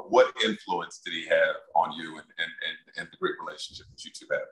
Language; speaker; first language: English; native; English